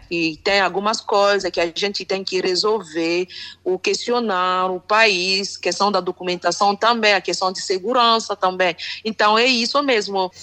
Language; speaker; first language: Portuguese; non-native, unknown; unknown